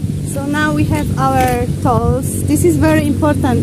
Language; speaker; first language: English; non-native, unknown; Polish